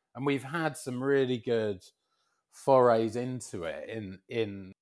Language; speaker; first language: English; native; English